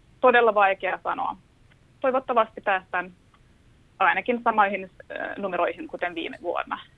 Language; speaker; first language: Finnish; non-native, local second language; Swedish